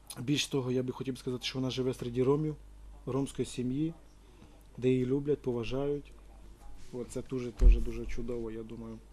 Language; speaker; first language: Ukrainian; non-native, local second language; Romany